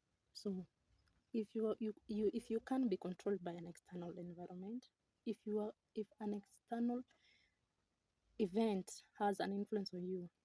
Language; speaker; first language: English; non-native, local second language; Swahili